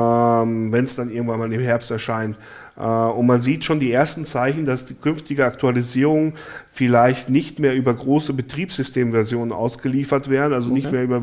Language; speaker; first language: German; native; German